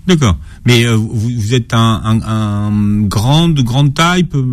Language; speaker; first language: French; native; French